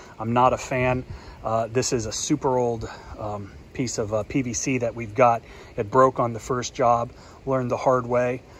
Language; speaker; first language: English; native; English